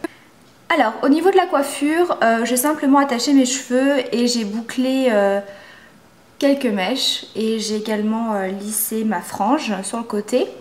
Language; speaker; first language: French; native; French